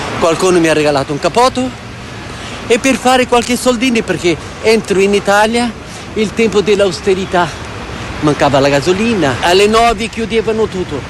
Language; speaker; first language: Italian; non-native, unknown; Portuguese